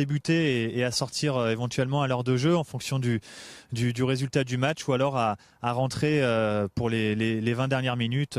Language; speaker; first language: French; native; French